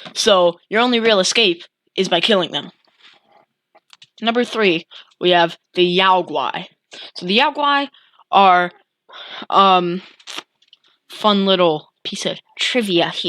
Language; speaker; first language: English; native; English